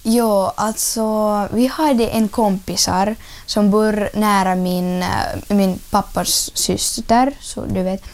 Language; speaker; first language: Swedish; non-native, learner; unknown